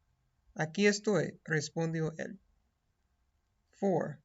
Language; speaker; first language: Spanish; non-native, fluent; English